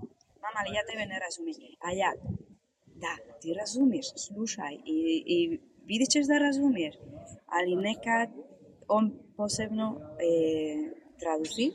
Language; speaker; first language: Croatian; non-native, learner; Spanish